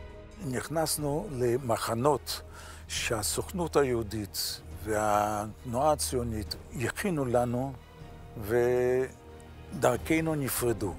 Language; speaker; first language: Hebrew; non-native, fluent; Yiddish